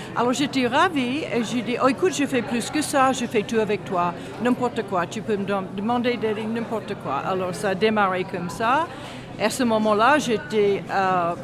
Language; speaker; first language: French; non-native, fluent; English